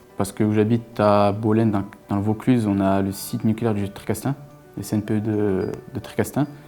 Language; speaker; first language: French; native; French